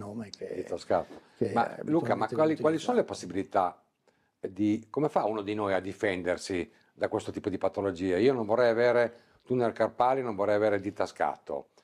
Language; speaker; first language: Italian; native; Italian